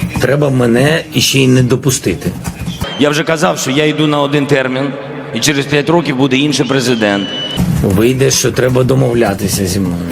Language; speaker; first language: Ukrainian; non-native, local second language; Russian